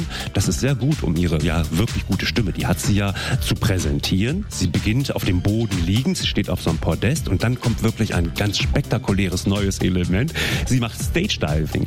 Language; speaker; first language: German; native; German